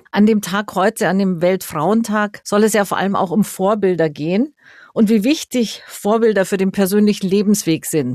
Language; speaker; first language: German; native; German